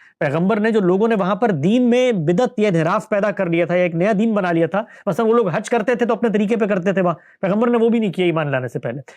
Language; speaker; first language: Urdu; native; Urdu